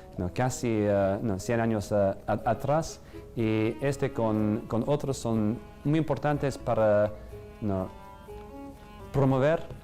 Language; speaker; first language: Spanish; non-native, fluent; English